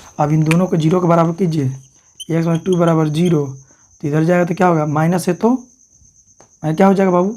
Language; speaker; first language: Hindi; native; Hindi